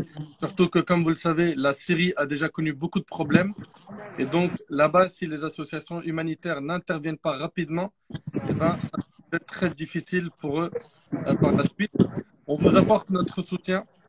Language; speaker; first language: French; native; French